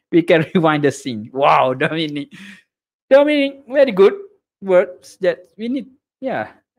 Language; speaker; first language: English; non-native, local second language; Malay